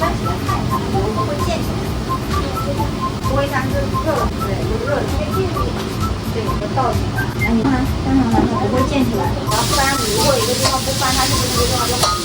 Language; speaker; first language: Chinese; native; Chinese